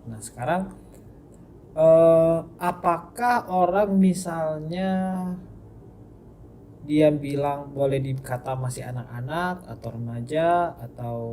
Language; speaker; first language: Indonesian; native; Indonesian